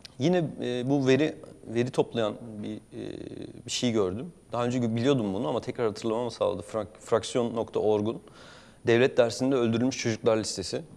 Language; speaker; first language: Turkish; native; Turkish